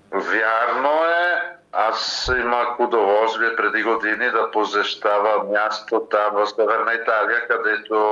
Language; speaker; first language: Bulgarian; non-native, fluent; Italian